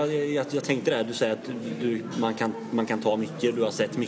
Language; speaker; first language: Swedish; native; Swedish